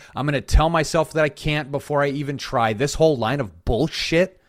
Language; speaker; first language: English; native; English